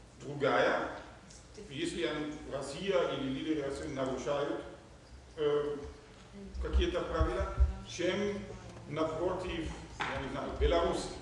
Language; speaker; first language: Russian; non-native, fluent; German